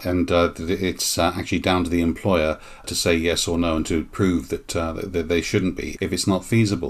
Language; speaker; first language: English; native; English